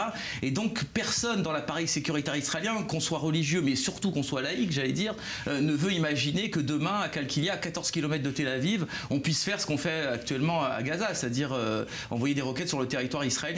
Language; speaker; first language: French; native; French